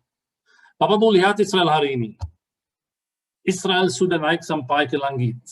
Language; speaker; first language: Indonesian; non-native, fluent; Arabic